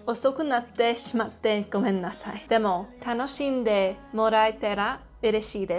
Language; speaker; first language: Japanese; non-native, learner; English